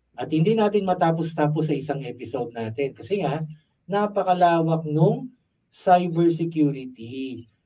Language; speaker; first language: Filipino; native; Filipino